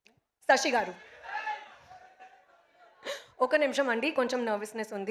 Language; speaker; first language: Telugu; non-native, learner; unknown